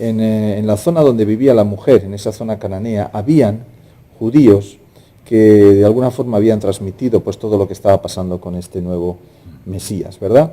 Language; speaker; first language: Spanish; native; Spanish